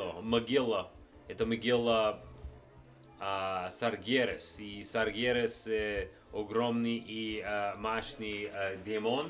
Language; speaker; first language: Russian; non-native, learner; English